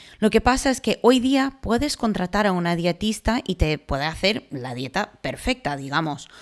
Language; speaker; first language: Spanish; non-native, fluent; English